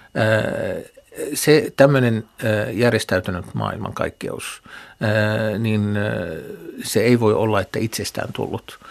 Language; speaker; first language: Finnish; non-native, fluent; Arabic